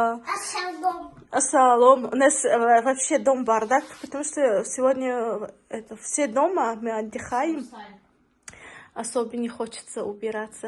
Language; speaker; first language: Russian; non-native, local second language; Tajik